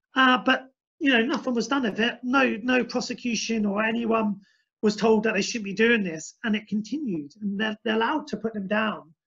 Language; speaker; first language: English; native; English